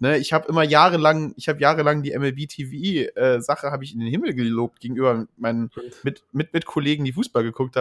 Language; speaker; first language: German; native; German